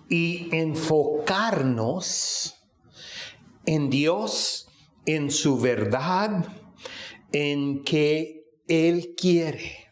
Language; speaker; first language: Spanish; non-native, fluent; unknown